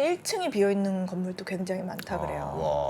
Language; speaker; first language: Korean; native; Korean